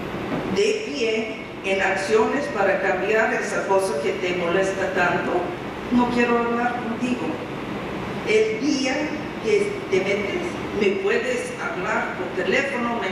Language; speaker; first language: Spanish; non-native, fluent; English